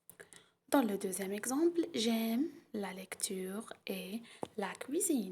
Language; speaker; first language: French; non-native, local second language; Arabic